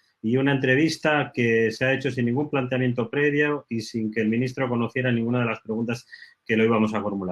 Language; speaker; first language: Spanish; native; Spanish